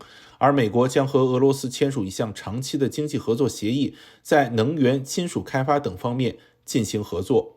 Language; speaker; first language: Chinese; native; Chinese